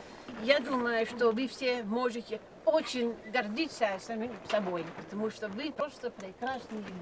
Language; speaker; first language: Russian; non-native, fluent; Dutch